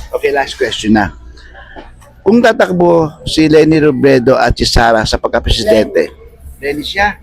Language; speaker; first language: Filipino; native; Filipino